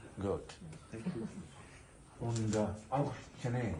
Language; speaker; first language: German; non-native, learner; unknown